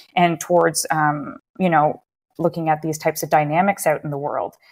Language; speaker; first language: English; native; English